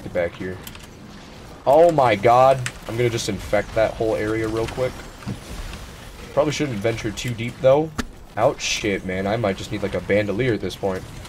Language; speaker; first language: English; native; English